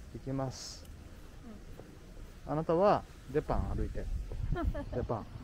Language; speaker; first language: Japanese; non-native, learner; Indonesian